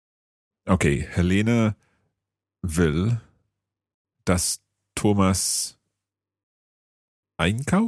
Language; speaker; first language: German; non-native, learner; English